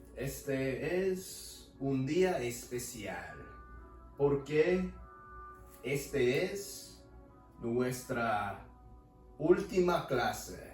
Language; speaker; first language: Spanish; non-native, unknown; English